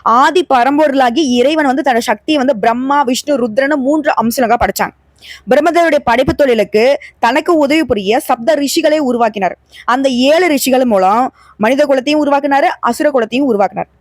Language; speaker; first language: Tamil; native; Tamil